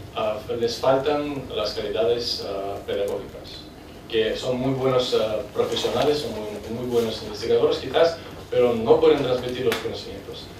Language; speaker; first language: Spanish; non-native, fluent; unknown